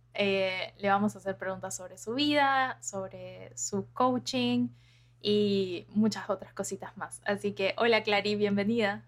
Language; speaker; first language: Spanish; native; Spanish